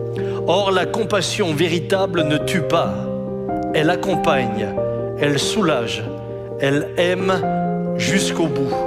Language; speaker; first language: French; native; French